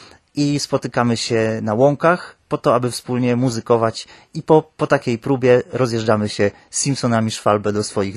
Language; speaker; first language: Polish; native; Polish